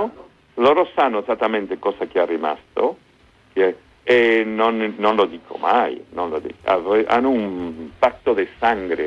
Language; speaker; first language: Italian; non-native, fluent; Spanish